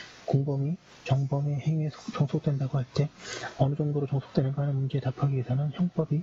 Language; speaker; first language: Korean; native; Korean